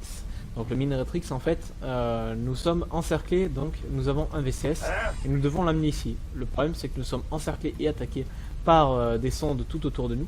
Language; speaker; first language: French; native; French